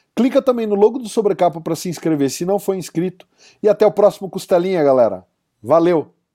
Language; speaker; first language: Portuguese; native; Portuguese